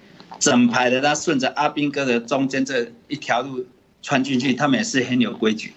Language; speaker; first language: Chinese; native; Chinese